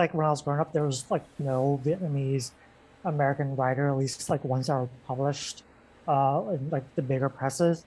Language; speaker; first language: English; native; English